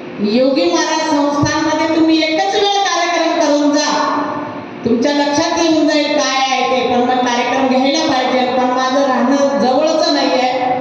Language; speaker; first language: Marathi; non-native, local second language; Rajasthani